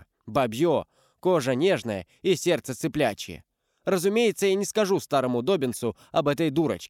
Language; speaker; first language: Russian; native; Russian